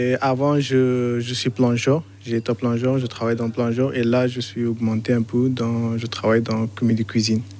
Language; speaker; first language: French; non-native, learner; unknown